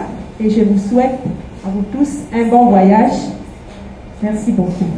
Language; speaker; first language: French; non-native, fluent; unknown